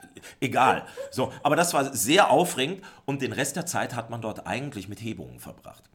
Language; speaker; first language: German; native; German